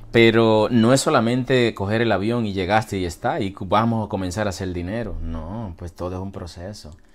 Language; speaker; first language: Spanish; native; Spanish